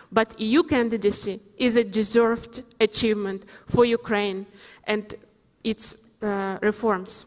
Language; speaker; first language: English; non-native, fluent; Ukrainian